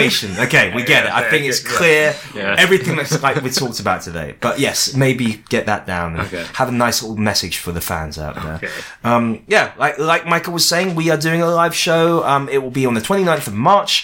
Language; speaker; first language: English; native; English